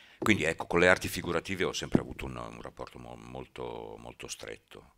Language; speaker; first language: Italian; native; Italian